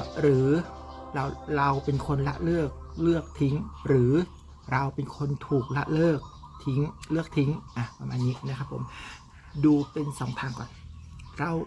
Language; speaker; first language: Thai; native; Thai